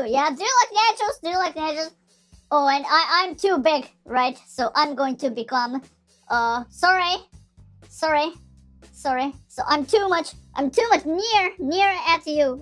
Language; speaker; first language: English; non-native, learner; Japanese